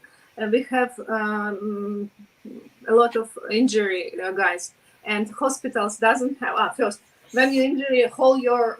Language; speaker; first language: English; non-native, learner; Ukrainian